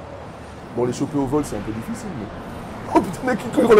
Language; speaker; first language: French; native; French